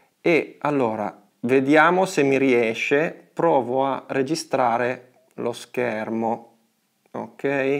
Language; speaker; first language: Italian; native; Italian